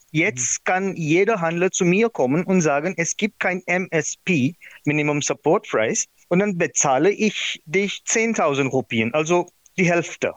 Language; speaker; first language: German; non-native, learner; Marathi